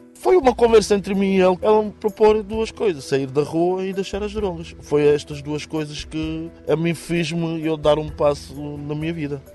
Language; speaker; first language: Portuguese; non-native, fluent; Romanian